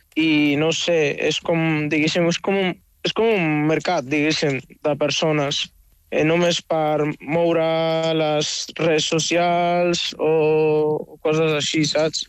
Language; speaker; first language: Catalan; non-native, fluent; Arabic